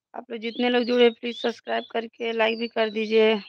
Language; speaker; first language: Hindi; native; Hindi